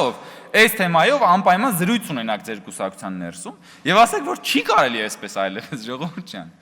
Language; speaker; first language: Armenian; native; Armenian